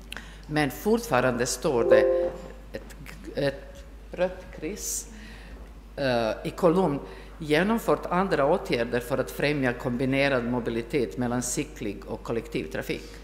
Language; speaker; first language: Swedish; non-native, fluent; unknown